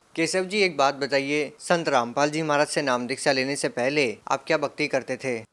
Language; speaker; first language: Hindi; native; Hindi